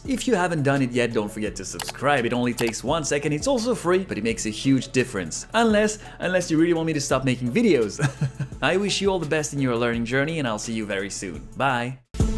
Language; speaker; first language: English; non-native, fluent; Japanese